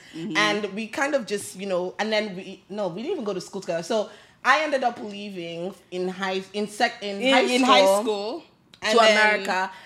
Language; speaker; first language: English; non-native, local second language; Yoruba